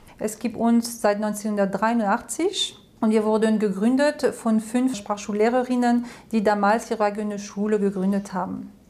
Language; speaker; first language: German; non-native, fluent; French